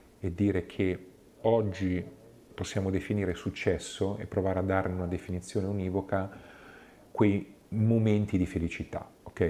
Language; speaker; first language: Italian; native; Italian